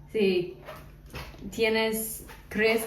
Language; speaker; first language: Spanish; non-native, fluent; English